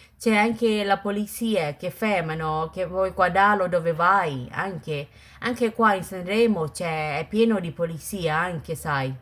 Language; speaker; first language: Italian; non-native, learner; Thai